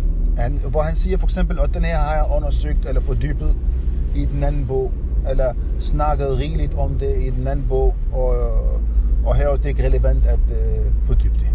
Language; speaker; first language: Danish; non-native, fluent; Arabic